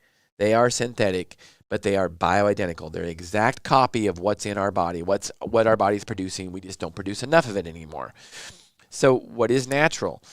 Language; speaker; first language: English; native; English